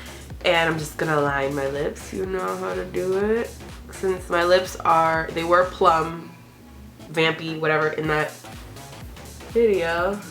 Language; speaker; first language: English; native; English